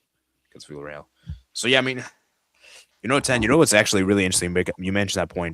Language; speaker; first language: English; native; English